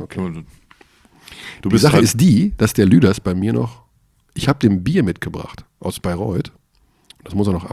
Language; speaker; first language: German; native; German